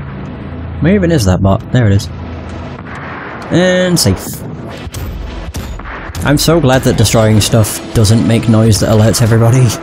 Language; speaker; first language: English; native; English